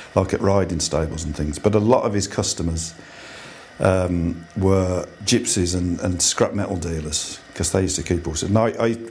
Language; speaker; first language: English; native; English